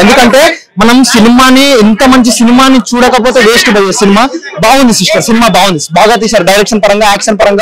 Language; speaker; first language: Telugu; native; Telugu